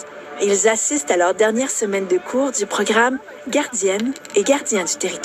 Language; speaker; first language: French; native; French